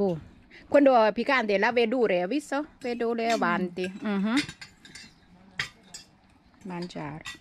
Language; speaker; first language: Italian; non-native, learner; Thai